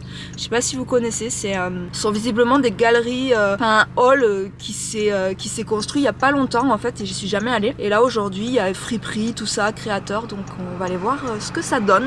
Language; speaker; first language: French; native; French